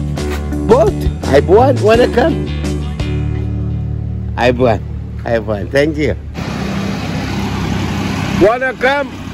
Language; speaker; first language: English; non-native, learner; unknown